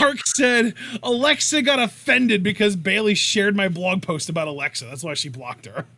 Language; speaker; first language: English; native; English